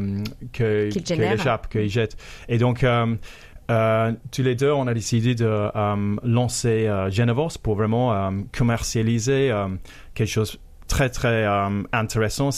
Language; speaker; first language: French; non-native, fluent; English